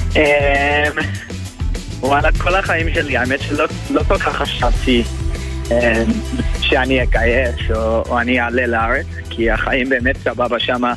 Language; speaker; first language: Hebrew; non-native, fluent; English